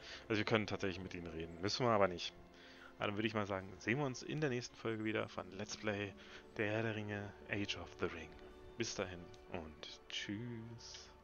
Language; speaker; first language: German; native; German